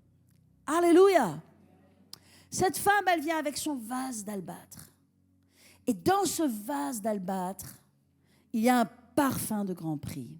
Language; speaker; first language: French; native; French